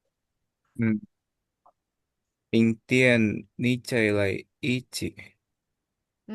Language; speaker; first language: Chinese; non-native, learner; Indonesian